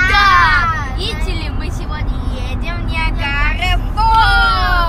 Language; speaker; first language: Russian; early bilingual, heritage; Russian